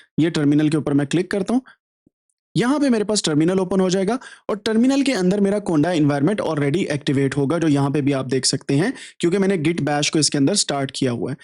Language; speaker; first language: Urdu; native; Urdu